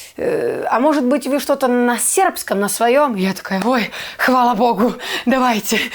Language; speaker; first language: Russian; non-native, fluent; Serbian